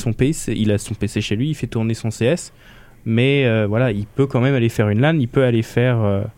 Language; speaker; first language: French; native; French